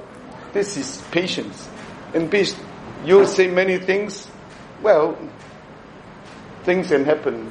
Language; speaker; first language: English; non-native, local second language; Cantonese